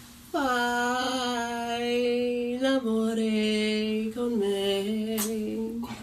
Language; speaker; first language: Italian; non-native, learner; English